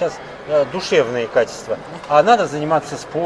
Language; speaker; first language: Russian; native; Russian